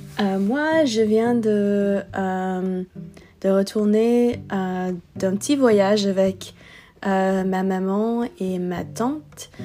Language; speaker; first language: French; non-native, learner; English